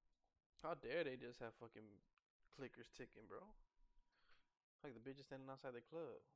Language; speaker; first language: English; native; English